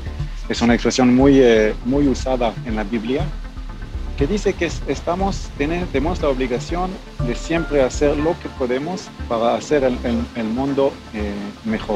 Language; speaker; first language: Spanish; non-native, fluent; Hebrew